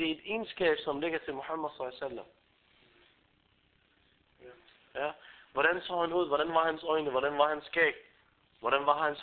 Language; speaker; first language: Danish; early bilingual, other home language; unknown